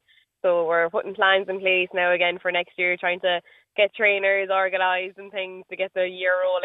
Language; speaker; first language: English; native; English